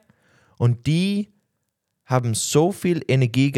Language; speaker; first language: German; non-native, learner; English